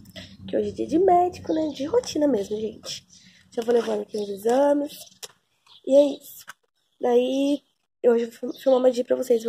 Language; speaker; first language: Portuguese; native; Portuguese